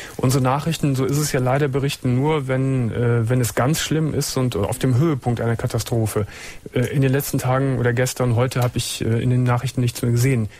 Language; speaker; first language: German; native; German